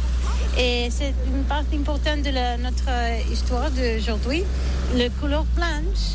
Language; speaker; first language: French; non-native, learner; Catalan